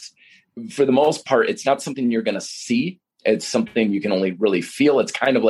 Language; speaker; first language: English; native; English